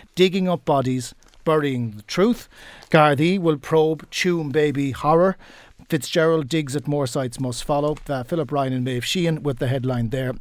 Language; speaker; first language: English; native; English